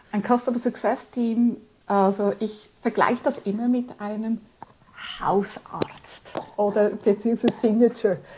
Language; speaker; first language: German; early bilingual, other home language; Spanish